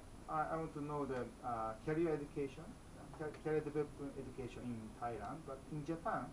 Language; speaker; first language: English; non-native, fluent; Japanese